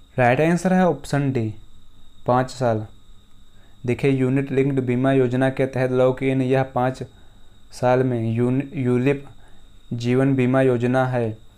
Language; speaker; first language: Hindi; native; Hindi